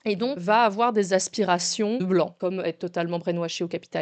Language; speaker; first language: French; native; French